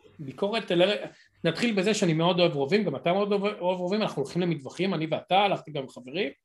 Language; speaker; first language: Hebrew; native; Hebrew